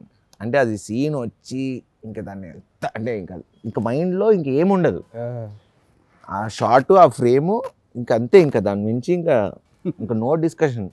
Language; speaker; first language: Telugu; native; Telugu